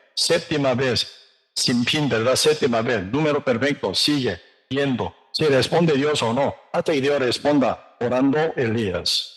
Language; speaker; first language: Spanish; non-native, learner; Korean